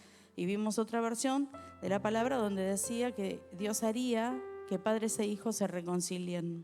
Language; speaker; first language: Spanish; native; Spanish